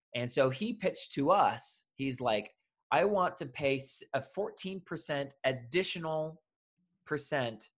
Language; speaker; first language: English; native; English